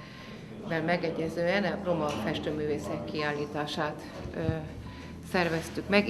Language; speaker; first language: Hungarian; native; Hungarian